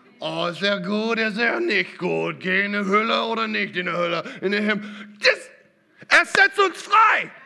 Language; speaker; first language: German; non-native, learner; English